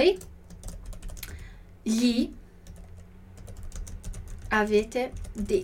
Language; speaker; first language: Italian; non-native, fluent; Portuguese